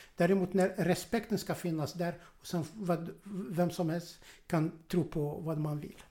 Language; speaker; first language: Swedish; non-native, fluent; Arabic